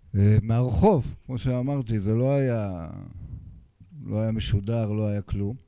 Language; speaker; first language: Hebrew; native; Hebrew